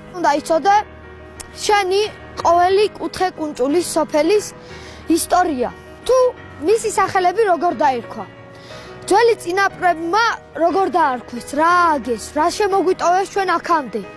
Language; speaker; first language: Georgian; non-native, local second language; Svan